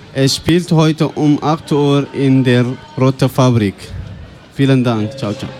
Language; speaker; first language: German; non-native, fluent; Persian